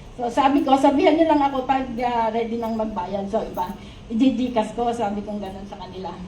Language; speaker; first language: Filipino; native; Filipino